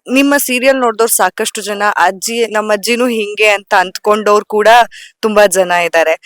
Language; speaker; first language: Kannada; native; Kannada